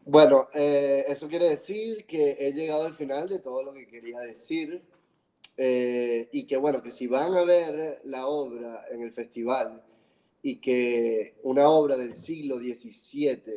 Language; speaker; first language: Spanish; non-native, fluent; English